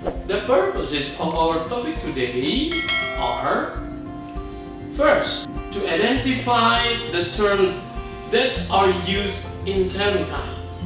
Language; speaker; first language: English; non-native, fluent; Indonesian